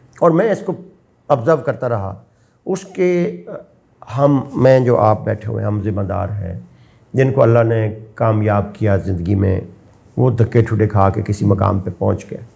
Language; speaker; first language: Urdu; non-native, local second language; Punjabi